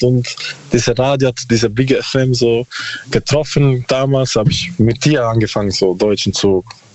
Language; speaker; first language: German; non-native, learner; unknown